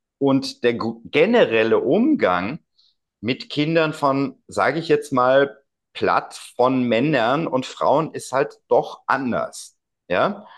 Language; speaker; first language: German; native; German